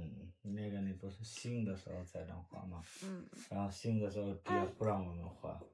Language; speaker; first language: Chinese; non-native, learner; Hindi